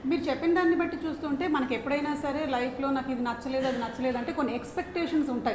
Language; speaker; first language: Telugu; native; Telugu